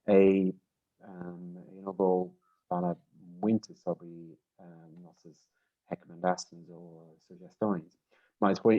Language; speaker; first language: Portuguese; non-native, learner; English